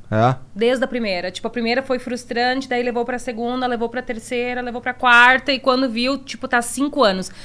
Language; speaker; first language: Portuguese; native; Portuguese